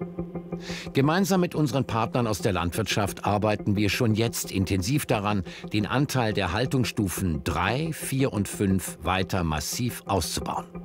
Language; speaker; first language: German; native; German